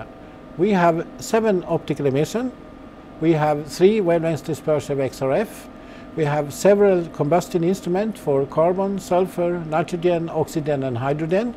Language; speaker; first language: English; non-native, fluent; Swedish